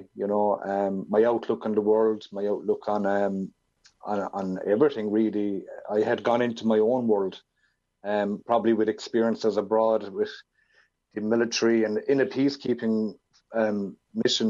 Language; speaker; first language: English; native; English